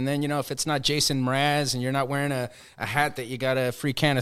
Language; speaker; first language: English; early bilingual, other home language; Spanish